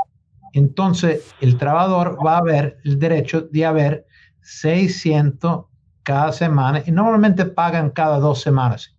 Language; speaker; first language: Spanish; non-native, learner; English